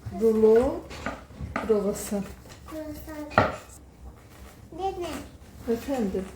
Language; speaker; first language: Turkish; early bilingual, heritage; Turkish